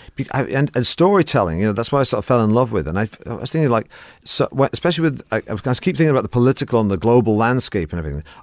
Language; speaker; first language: English; native; English